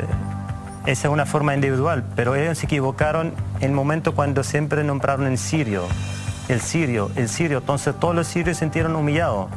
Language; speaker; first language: Spanish; native; Spanish